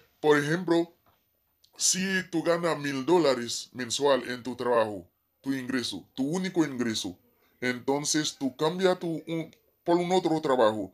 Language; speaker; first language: Spanish; non-native, fluent; Haitian Creole